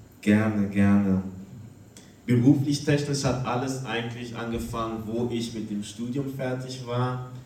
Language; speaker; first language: German; early bilingual, other home language; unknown